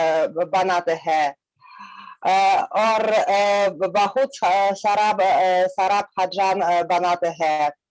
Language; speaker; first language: Hindi; non-native, learner; Russian